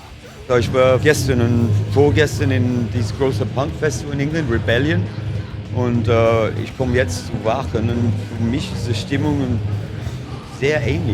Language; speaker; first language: German; non-native, fluent; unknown